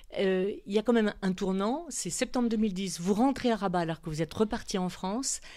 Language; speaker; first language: French; native; French